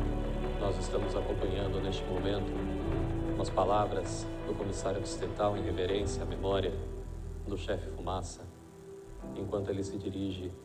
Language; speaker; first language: Portuguese; native; Portuguese